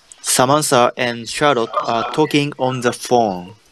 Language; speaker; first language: English; non-native, learner; Japanese